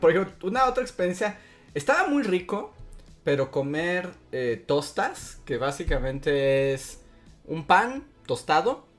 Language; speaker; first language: Spanish; native; Spanish